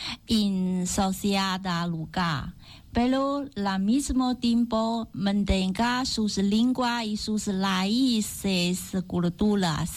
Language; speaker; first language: Spanish; non-native, learner; Chinese